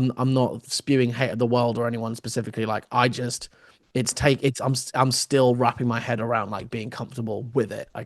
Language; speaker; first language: English; native; English